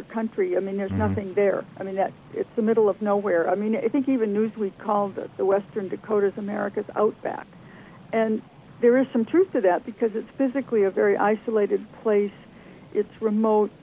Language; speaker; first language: English; native; English